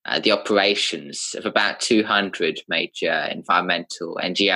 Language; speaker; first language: English; native; English